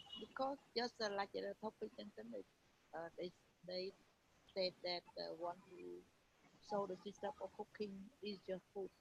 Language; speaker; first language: English; non-native, learner; Vietnamese